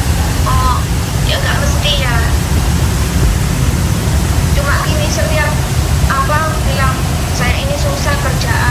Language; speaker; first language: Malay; non-native, local second language; Javanese